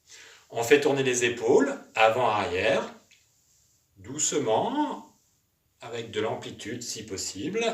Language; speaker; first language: French; native; French